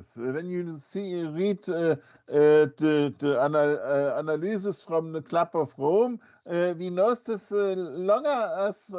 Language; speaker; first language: English; non-native, fluent; German